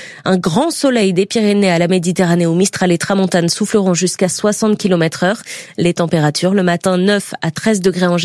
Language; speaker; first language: French; native; French